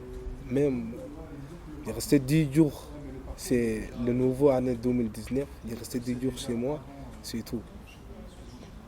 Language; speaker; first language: French; non-native, learner; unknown